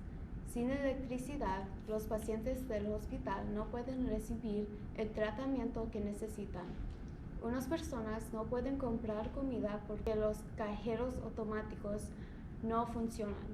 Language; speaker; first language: Spanish; non-native, learner; English